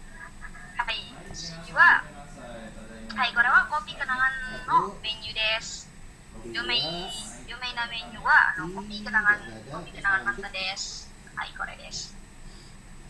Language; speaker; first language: Japanese; non-native, learner; Indonesian